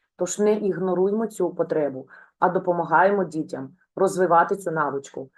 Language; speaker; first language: Ukrainian; non-native, local second language; Russian